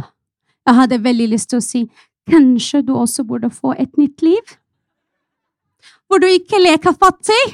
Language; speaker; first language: Norwegian; non-native, fluent; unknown